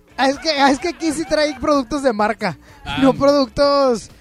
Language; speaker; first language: Spanish; native; Spanish